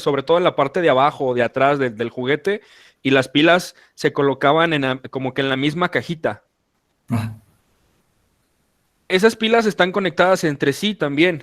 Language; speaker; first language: Spanish; native; Spanish